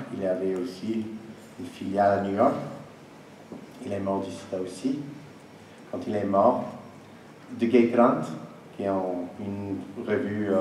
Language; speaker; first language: French; non-native, fluent; English